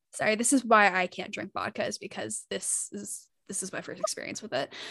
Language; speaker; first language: English; native; English